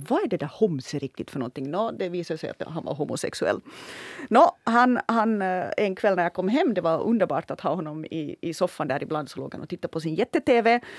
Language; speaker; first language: Swedish; native; Swedish